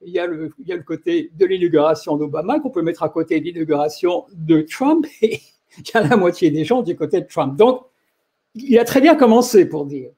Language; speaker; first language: French; native; French